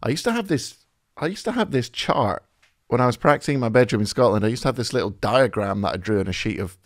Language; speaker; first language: English; native; English